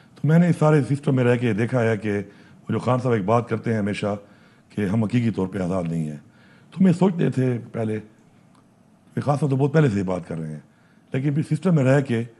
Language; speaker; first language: Urdu; non-native, local second language; Pashto